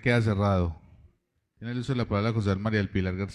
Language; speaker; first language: Spanish; native; Spanish